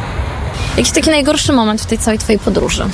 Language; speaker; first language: Polish; native; Polish